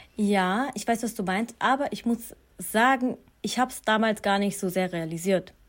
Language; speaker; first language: German; early bilingual, other home language; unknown